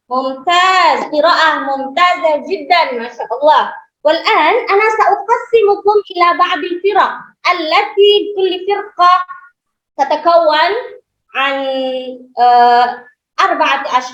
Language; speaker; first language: Arabic; non-native, learner; Indonesian